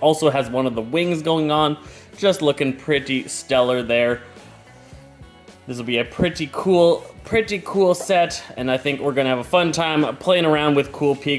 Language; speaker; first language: English; native; English